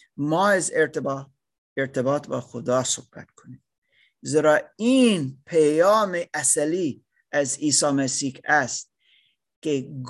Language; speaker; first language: Persian; non-native, fluent; English